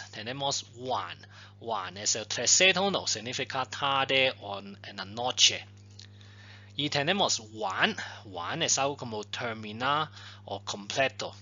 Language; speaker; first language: Spanish; non-native, fluent; Chinese